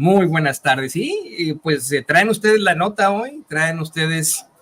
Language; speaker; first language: Spanish; native; Spanish